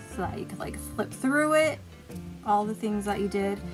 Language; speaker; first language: English; native; English